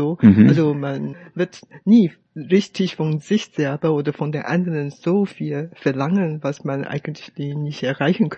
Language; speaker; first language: German; non-native, fluent; Chinese